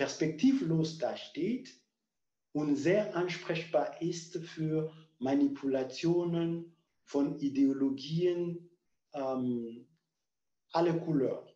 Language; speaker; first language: German; non-native, fluent; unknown